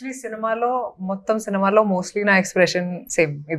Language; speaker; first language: Telugu; non-native, fluent; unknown